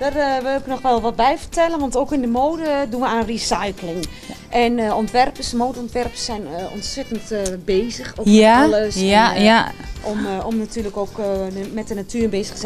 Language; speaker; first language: Dutch; native; Dutch